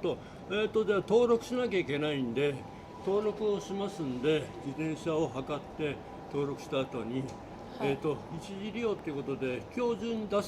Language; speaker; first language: Japanese; native; Japanese